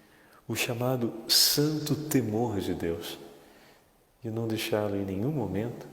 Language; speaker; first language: Portuguese; native; Portuguese